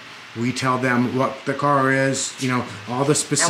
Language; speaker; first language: English; native; English